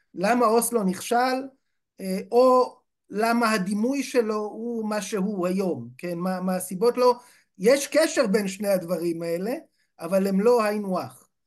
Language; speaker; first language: Hebrew; native; Hebrew